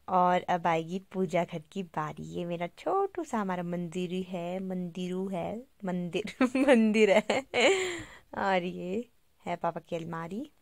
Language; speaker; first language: Hindi; native; Hindi